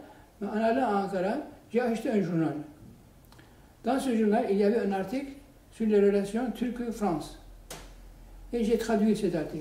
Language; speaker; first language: French; non-native, fluent; Turkish